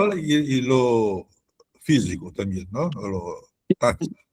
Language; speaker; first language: Spanish; non-native, fluent; Portuguese